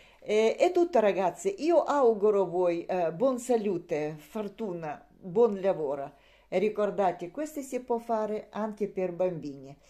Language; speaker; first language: Italian; non-native, learner; Russian